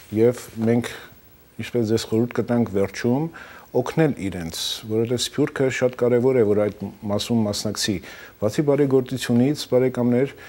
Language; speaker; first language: Armenian; early bilingual, heritage; Armenian